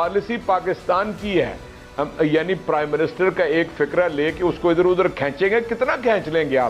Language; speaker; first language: Urdu; native; Urdu